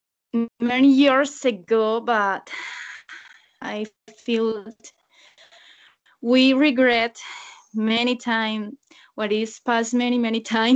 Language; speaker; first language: English; non-native, learner; Spanish